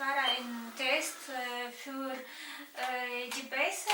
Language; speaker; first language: German; non-native, fluent; Romanian